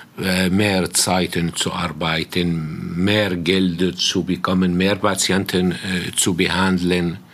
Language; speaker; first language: German; non-native, fluent; Arabic